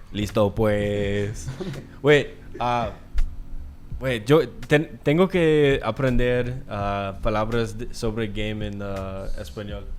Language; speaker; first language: Spanish; non-native, learner; English